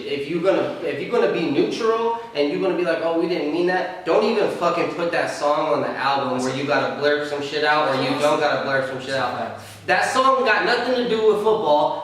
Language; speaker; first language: English; native; English